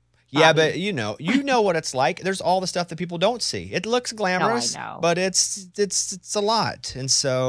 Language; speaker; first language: English; native; English